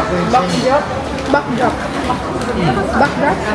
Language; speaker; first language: English; non-native, local second language; Filipino